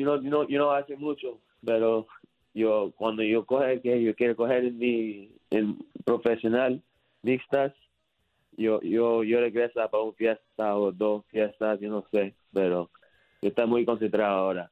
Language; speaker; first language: Spanish; early bilingual, heritage; English